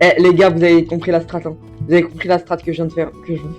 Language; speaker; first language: French; native; French